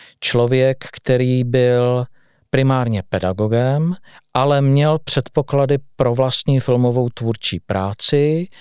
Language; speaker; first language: Czech; native; Czech